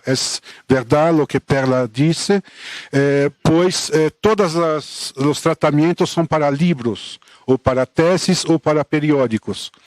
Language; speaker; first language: Spanish; non-native, fluent; Portuguese